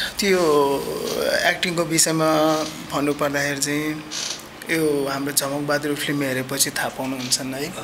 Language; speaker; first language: Nepali; non-native, local second language; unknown